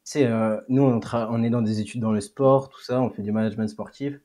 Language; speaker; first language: French; native; French